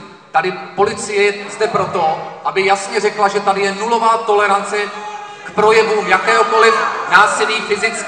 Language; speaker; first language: Czech; native; Czech